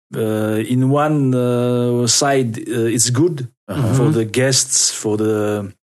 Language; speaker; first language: English; non-native, learner; Russian